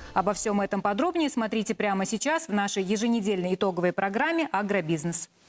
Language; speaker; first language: Russian; native; Russian